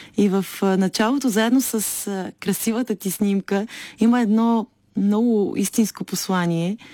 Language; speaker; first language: Bulgarian; native; Bulgarian